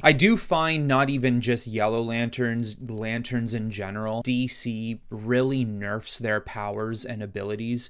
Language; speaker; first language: English; native; English